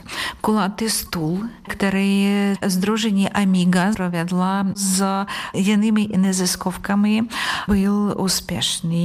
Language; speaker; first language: Czech; non-native, learner; Ukrainian